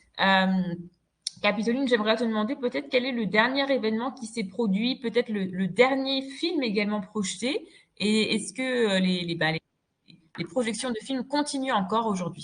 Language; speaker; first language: French; native; French